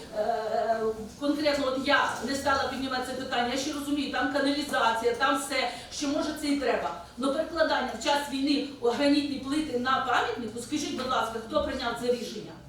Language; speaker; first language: Ukrainian; native; Ukrainian